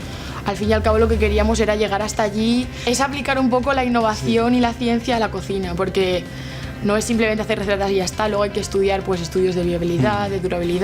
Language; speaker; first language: Spanish; native; Spanish